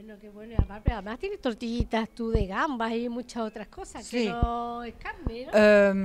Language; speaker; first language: Spanish; native; Spanish